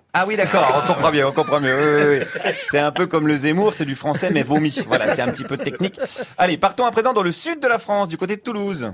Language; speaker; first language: French; native; French